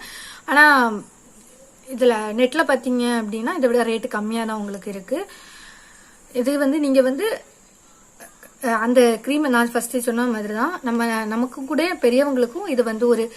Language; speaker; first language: Tamil; native; Tamil